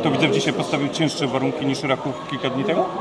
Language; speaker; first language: Polish; native; Polish